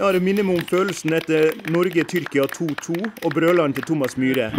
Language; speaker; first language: Norwegian; native; Norwegian